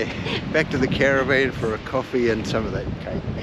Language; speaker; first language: English; native; English